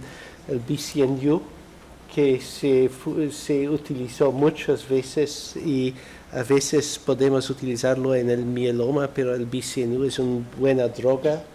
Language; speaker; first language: Spanish; non-native, fluent; Dutch